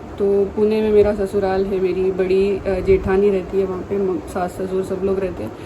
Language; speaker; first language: Hindi; non-native, local second language; Marathi